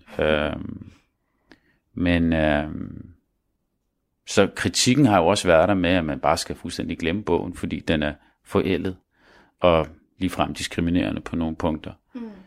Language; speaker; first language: Danish; early bilingual, other home language; Arabic